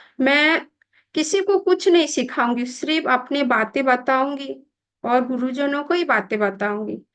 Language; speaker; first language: Hindi; non-native, local second language; Bangla